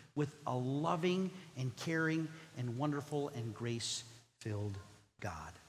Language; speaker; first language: English; non-native, fluent; Spanish